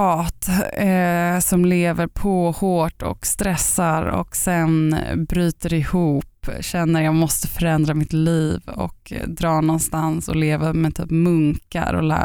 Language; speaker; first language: Swedish; native; Swedish